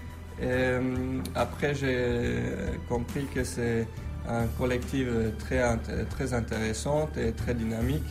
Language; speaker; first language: French; non-native, fluent; Slovenian